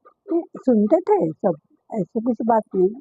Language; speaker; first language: Hindi; non-native, local second language; Marathi